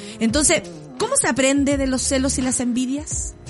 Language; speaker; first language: Spanish; native; Spanish